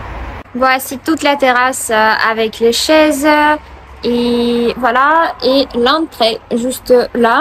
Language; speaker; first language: French; non-native, fluent; Russian